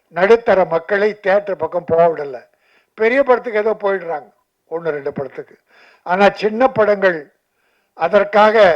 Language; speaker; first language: Tamil; native; Tamil